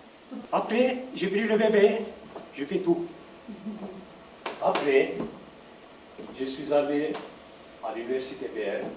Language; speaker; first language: French; non-native, learner; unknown